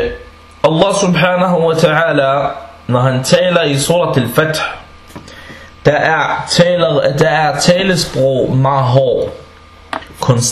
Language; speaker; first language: Danish; non-native, fluent; Arabic